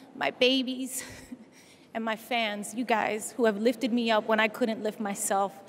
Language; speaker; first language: English; early bilingual, other home language; Spanish